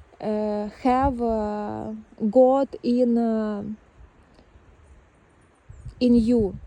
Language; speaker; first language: English; non-native, learner; Ukrainian